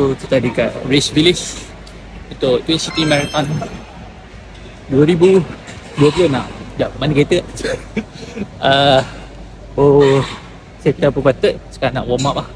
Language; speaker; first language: Malay; native; Malay